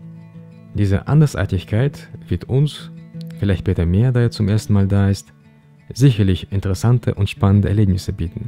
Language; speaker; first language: German; native; German